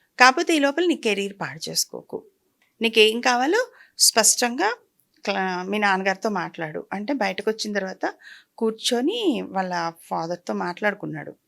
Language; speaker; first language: Telugu; native; Telugu